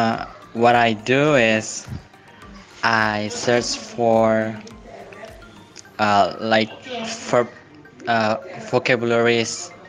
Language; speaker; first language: English; non-native, learner; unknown